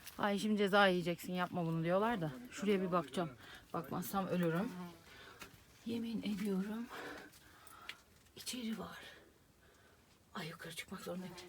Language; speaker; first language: Turkish; native; Turkish